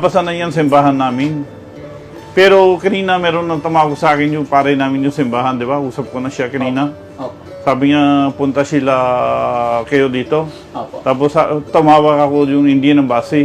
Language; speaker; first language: Filipino; non-native, learner; Punjabi